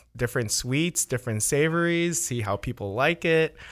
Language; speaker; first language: English; native; English